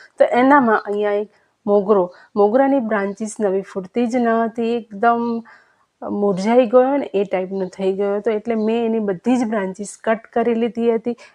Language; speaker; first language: Gujarati; non-native, local second language; Kachhi